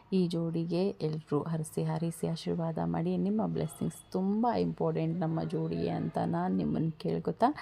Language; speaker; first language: Kannada; native; Kannada